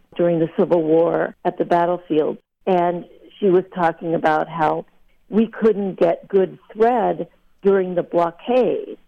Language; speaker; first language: English; early bilingual, other home language; Lithuanian